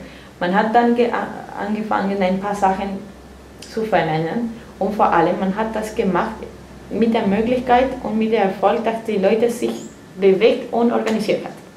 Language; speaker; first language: German; non-native, fluent; Spanish